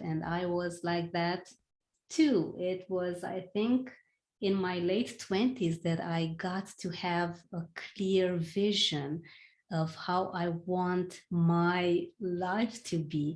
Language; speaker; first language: English; non-native, fluent; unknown